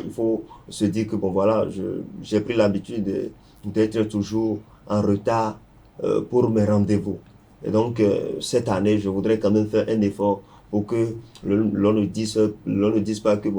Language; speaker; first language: French; non-native, local second language; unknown